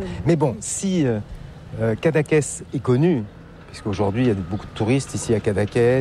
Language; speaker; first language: French; native; French